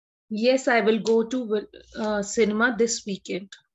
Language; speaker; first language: English; non-native, local second language; Hindi